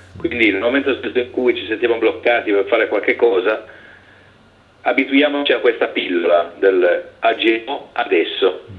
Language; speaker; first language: Italian; native; Italian